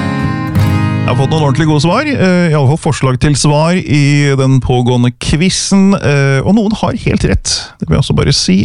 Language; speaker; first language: Norwegian; native; Norwegian